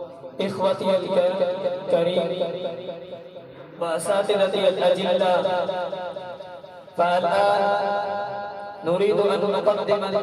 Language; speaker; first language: Arabic; non-native, fluent; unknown